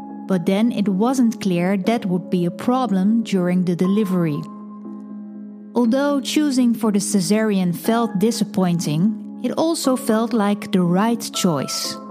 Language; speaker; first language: English; non-native, fluent; Dutch